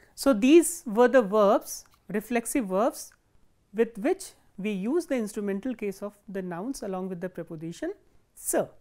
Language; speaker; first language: English; non-native, local second language; Hindi